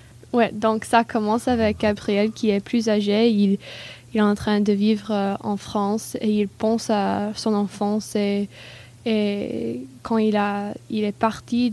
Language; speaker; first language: French; non-native, learner; English